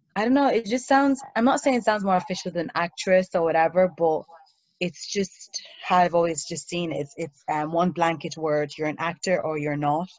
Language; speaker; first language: English; early bilingual, other home language; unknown